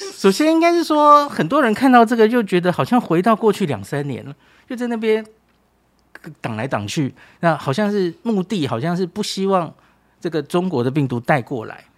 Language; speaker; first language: Chinese; native; Chinese